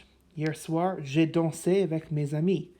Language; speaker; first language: French; non-native, fluent; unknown